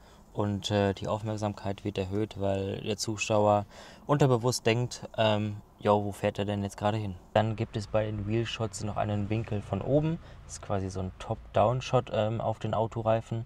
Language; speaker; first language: German; native; German